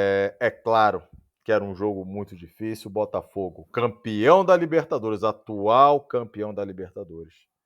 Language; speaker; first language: Portuguese; native; Portuguese